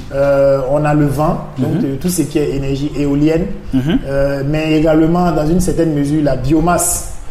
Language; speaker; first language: French; non-native, local second language; Mossi